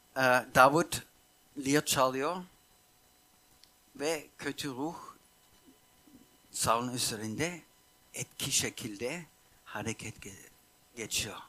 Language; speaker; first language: Turkish; non-native, fluent; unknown